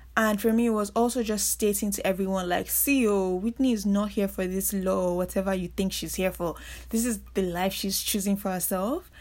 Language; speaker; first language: English; non-native, local second language; Yoruba